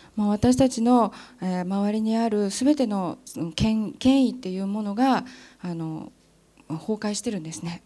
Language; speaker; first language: Japanese; native; Japanese